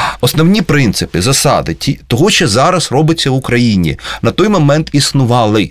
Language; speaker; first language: Ukrainian; native; Ukrainian